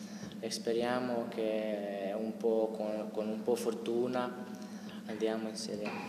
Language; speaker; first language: Italian; non-native, learner; Croatian